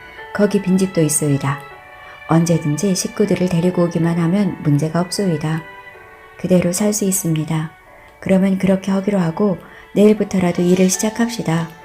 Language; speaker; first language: Korean; native; Korean